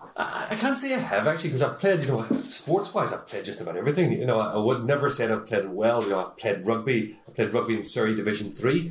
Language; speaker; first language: English; native; English